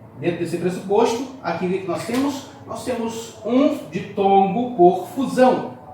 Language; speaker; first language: Portuguese; native; Portuguese